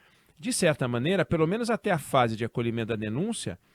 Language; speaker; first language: Portuguese; native; Portuguese